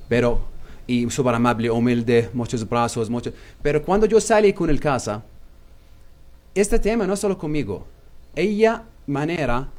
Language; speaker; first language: Spanish; non-native, learner; Arabic